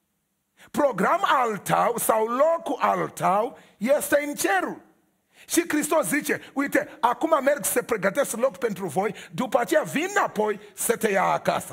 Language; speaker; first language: Romanian; non-native, learner; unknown